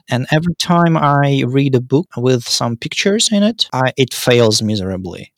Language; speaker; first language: English; non-native, fluent; Russian